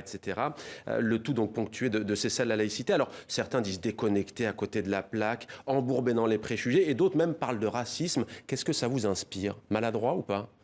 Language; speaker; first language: French; native; French